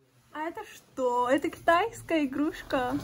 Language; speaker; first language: Russian; non-native, learner; Mongolian